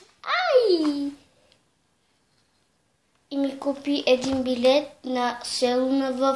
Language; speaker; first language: Bulgarian; early bilingual, heritage; Bulgarian